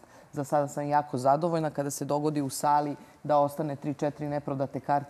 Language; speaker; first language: Serbian; native; Serbian